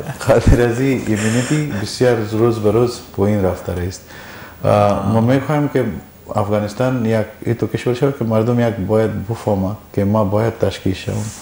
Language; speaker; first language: Persian; non-native, learner; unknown